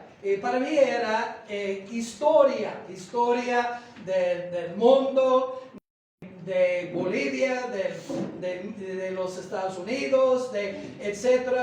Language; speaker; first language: Spanish; non-native, fluent; English